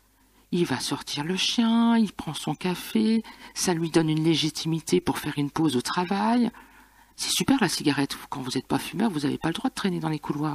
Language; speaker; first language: French; native; French